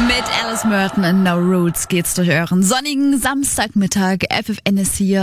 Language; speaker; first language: German; native; German